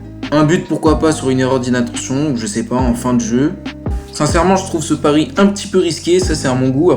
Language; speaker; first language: French; native; French